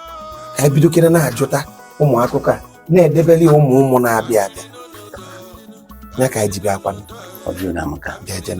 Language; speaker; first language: Igbo; native; Igbo